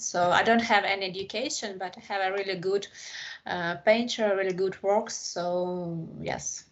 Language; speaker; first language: English; non-native, learner; Ukrainian